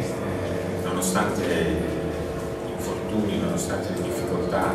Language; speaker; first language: Italian; native; Italian